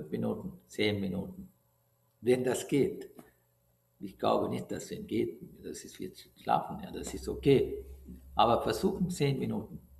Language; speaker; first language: German; non-native, learner; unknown